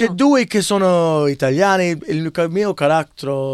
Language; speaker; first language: Italian; early bilingual, heritage; English